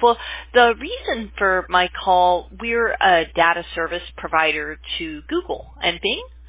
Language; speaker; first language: English; native; English